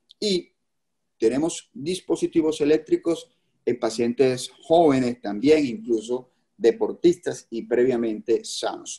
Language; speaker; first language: Spanish; native; Spanish